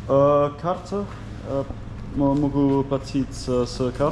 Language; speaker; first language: Russian; non-native, learner; English